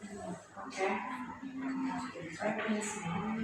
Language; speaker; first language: English; non-native, learner; Indonesian